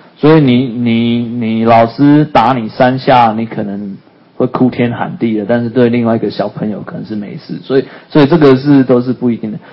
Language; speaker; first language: Chinese; native; Chinese